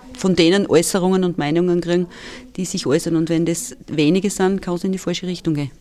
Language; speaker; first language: German; native; German